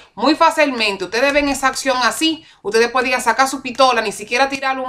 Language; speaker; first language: Spanish; early bilingual, heritage; Spanish